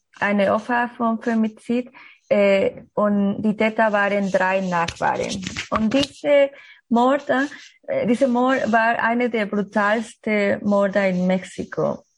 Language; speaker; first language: German; non-native, learner; Spanish